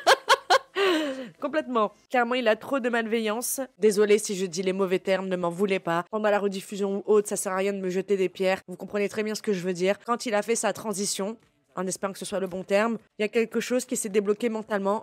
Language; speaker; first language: French; native; French